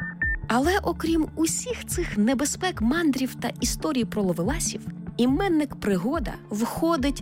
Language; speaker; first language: Ukrainian; native; Ukrainian